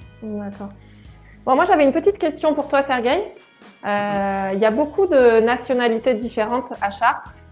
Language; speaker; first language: French; native; French